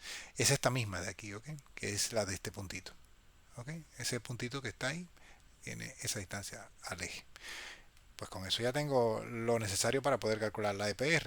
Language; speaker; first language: Spanish; native; Spanish